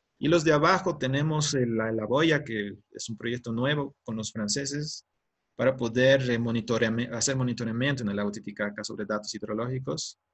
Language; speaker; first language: Spanish; native; Spanish